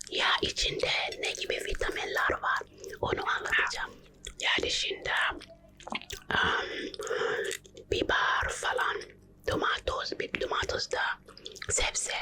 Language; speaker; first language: Turkish; non-native, learner; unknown